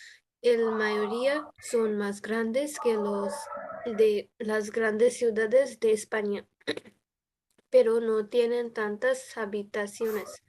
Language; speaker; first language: Spanish; non-native, learner; Bangla